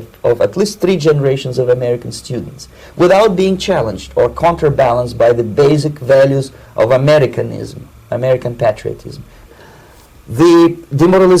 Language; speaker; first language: English; non-native, fluent; Russian